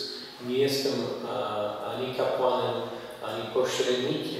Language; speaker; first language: Polish; non-native, fluent; English